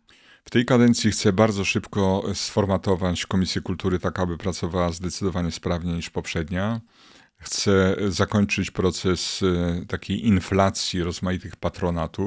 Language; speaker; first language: Polish; native; Polish